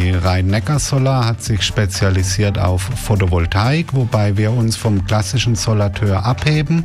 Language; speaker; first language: German; native; German